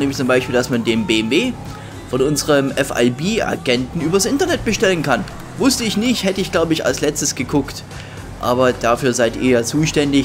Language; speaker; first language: German; native; German